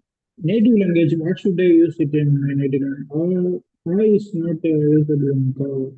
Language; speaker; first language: English; non-native, local second language; Tamil